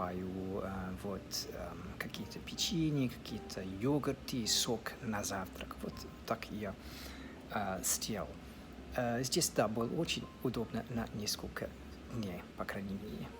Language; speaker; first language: Russian; non-native, fluent; English